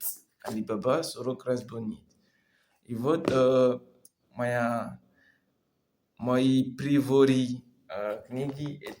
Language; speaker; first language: Russian; non-native, learner; French